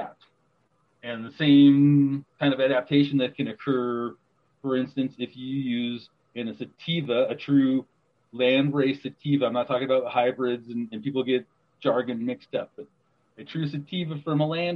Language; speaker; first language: English; native; English